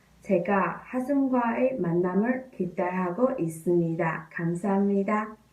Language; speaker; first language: Korean; non-native, learner; Chinese